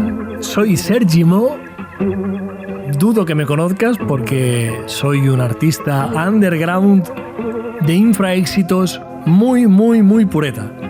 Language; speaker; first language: Spanish; native; Spanish